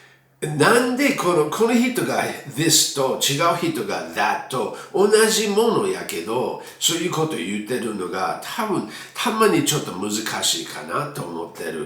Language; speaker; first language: Japanese; non-native, fluent; English